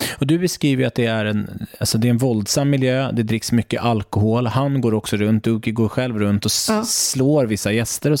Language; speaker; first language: Swedish; native; Swedish